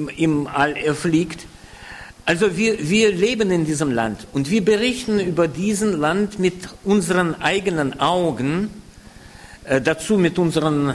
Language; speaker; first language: German; non-native, fluent; Russian